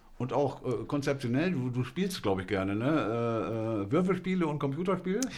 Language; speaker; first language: German; native; German